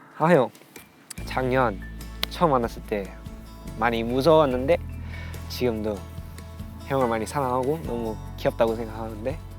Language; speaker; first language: Korean; early bilingual, heritage; English